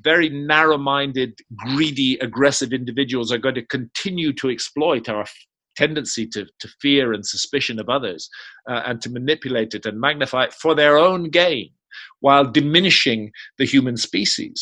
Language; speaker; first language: English; native; English